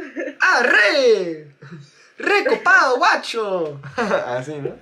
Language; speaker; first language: Spanish; non-native, fluent; English